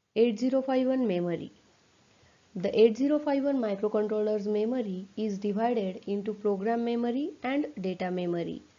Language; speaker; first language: English; non-native, local second language; Marathi